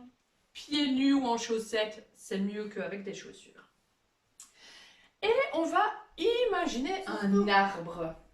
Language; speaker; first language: French; native; French